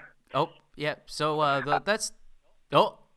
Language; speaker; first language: English; native; English